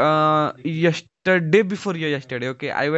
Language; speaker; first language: English; non-native, local second language; Hindi